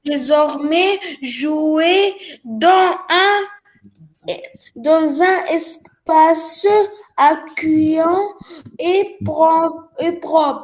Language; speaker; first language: French; non-native, learner; Arabic